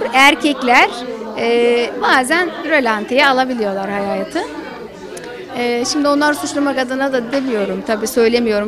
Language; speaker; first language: Turkish; native; Turkish